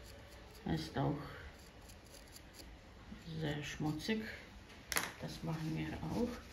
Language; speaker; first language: German; non-native, fluent; Croatian